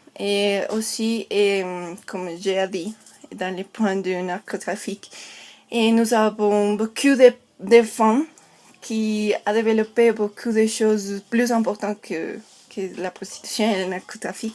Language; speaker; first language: French; non-native, learner; Spanish